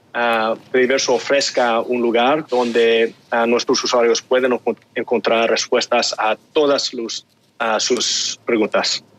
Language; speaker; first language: Spanish; early bilingual, heritage; Spanish